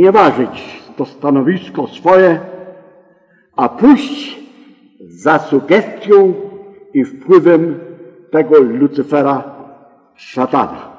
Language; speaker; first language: Polish; native; Polish